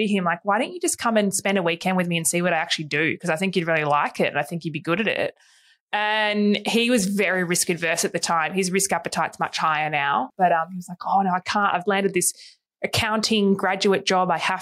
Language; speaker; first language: English; native; English